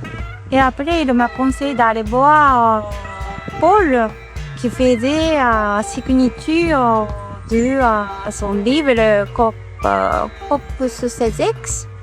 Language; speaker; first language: French; non-native, fluent; Japanese